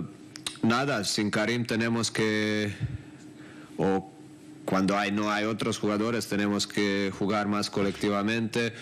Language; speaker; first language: Spanish; non-native, fluent; Croatian